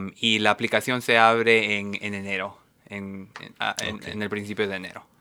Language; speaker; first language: Spanish; native; Spanish